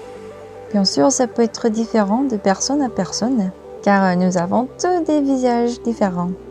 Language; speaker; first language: French; non-native, learner; Korean